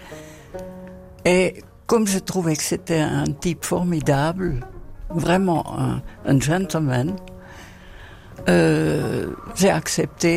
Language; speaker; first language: French; non-native, fluent; Dutch